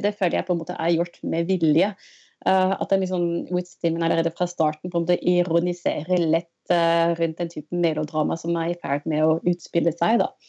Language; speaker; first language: Norwegian; non-native, fluent; French